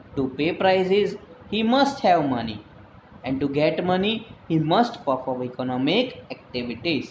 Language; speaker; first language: English; non-native, local second language; Gujarati